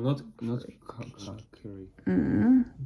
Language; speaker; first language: English; non-native, fluent; German